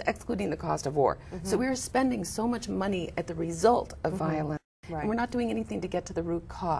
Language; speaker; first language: English; native; English